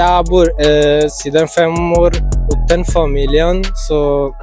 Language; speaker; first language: Norwegian; non-native, learner; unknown